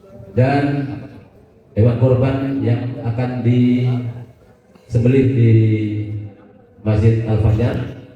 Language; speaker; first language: Indonesian; native; Indonesian